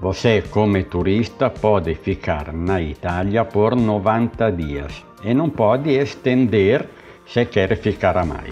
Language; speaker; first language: Portuguese; non-native, learner; Italian